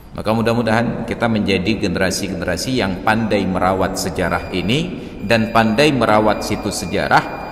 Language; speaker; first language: Indonesian; native; Indonesian